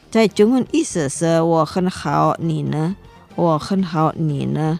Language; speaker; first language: Chinese; non-native, learner; Indonesian